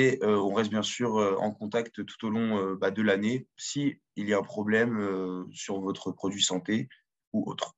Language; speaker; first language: French; native; French